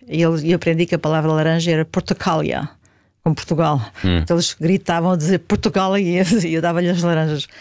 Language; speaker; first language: Portuguese; native; Portuguese